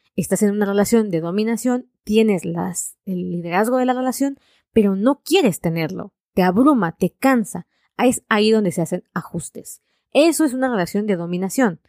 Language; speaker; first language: Spanish; native; Spanish